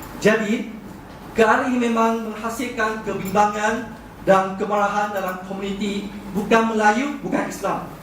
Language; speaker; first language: Malay; non-native, local second language; Chinese